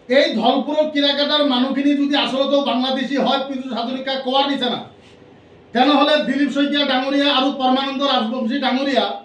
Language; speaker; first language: Assamese; non-native, local second language; Bangla